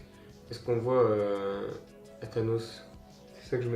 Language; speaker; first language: French; native; French